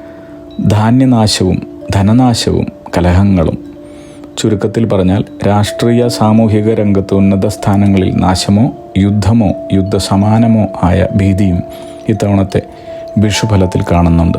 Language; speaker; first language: Malayalam; native; Malayalam